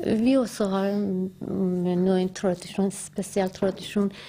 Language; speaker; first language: Norwegian; non-native, learner; Persian